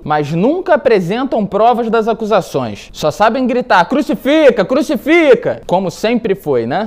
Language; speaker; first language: Portuguese; native; Portuguese